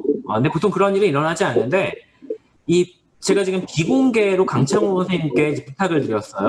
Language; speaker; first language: Korean; native; Korean